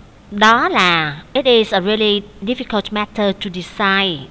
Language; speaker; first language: English; non-native, fluent; Vietnamese